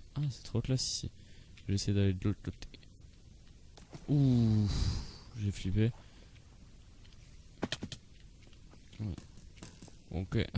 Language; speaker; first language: French; native; French